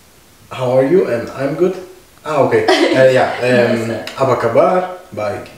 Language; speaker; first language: English; non-native, fluent; Danish